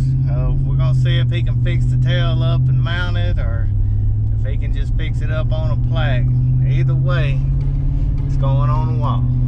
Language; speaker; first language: English; native; English